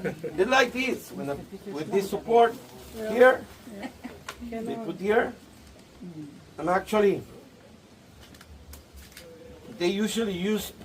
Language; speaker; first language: English; non-native, learner; Spanish